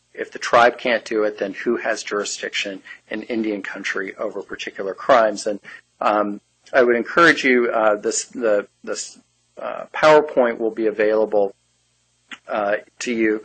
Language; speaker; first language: English; native; English